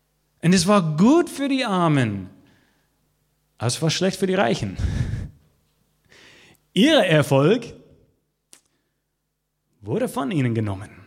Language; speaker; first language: German; non-native, fluent; English